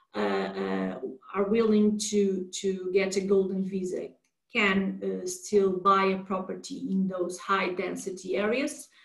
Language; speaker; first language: English; non-native, fluent; Portuguese